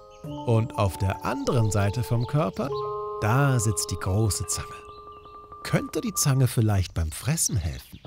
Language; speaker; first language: German; native; German